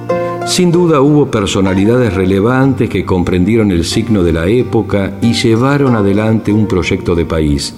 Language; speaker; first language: Spanish; native; Spanish